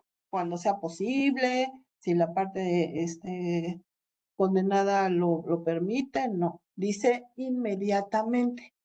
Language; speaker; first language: Spanish; native; Spanish